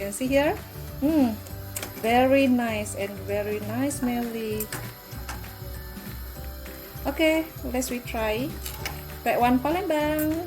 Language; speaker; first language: English; non-native, learner; Indonesian